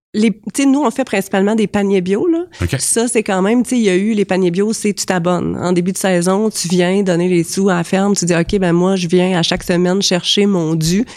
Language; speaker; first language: French; native; French